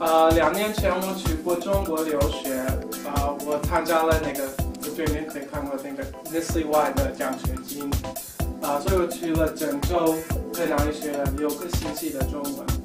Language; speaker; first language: Chinese; non-native, learner; English